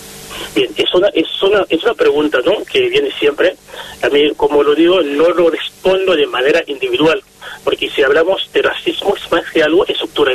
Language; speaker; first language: Spanish; non-native, fluent; Haitian Creole